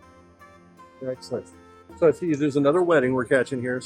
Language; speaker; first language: English; native; English